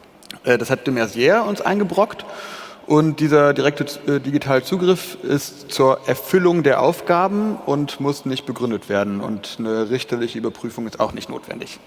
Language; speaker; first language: German; native; German